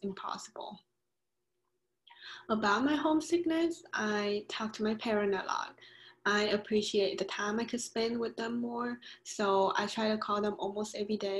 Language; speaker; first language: English; non-native, fluent; Vietnamese